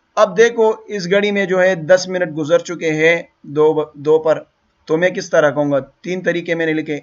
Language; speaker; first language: Urdu; non-native, local second language; Pashto